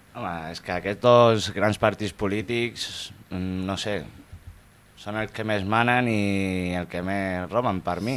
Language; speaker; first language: Catalan; non-native, local second language; Spanish